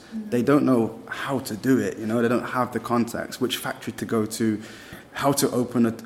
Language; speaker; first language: English; native; English